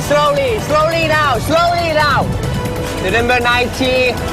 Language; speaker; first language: English; non-native, learner; French